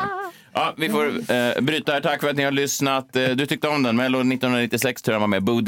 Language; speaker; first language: Swedish; native; Swedish